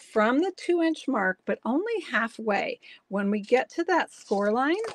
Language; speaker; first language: English; native; English